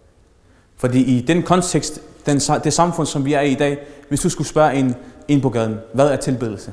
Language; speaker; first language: Danish; early bilingual, other home language; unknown